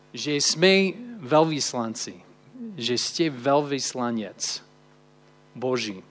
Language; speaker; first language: Slovak; non-native, fluent; English